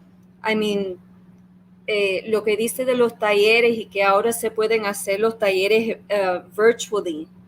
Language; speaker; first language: Spanish; early bilingual, heritage; Spanish